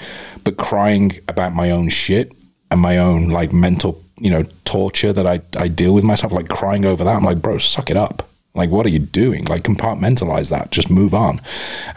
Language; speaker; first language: English; native; English